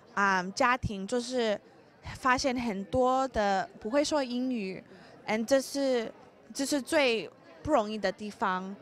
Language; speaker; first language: Chinese; early bilingual, heritage; English